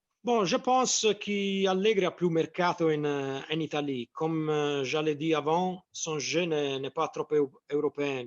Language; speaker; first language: French; non-native, fluent; Italian